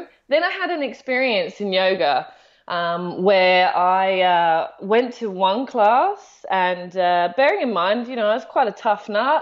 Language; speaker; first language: English; native; English